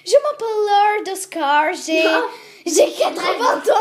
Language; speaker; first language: French; native; French